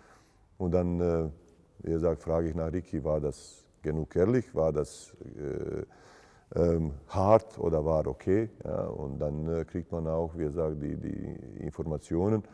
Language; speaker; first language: German; non-native, fluent; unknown